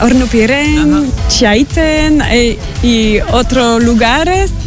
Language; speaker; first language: Spanish; non-native, learner; French